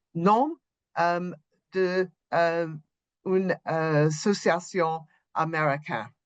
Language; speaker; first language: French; non-native, learner; English